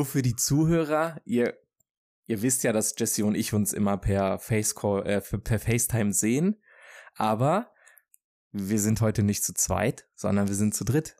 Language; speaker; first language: German; native; German